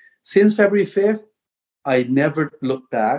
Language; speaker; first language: English; non-native, local second language; Filipino